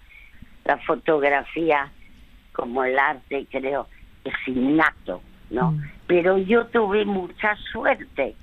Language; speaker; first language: Spanish; early bilingual, other home language; French